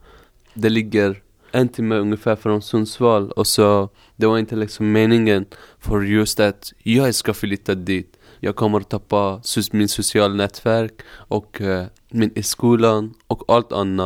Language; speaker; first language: Swedish; non-native, fluent; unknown